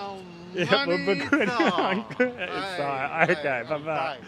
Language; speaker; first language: Chinese; non-native, learner; English